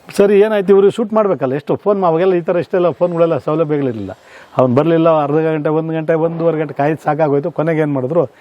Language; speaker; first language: Kannada; native; Kannada